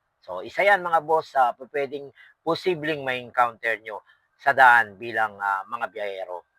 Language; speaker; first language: Filipino; non-native, local second language; Pampanga